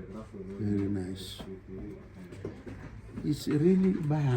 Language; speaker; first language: English; non-native, learner; Greek